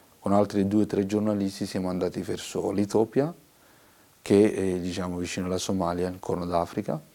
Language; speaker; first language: Italian; non-native, fluent; Somali